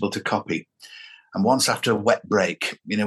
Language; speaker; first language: English; native; English